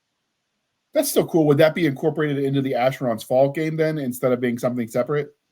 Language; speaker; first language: English; native; English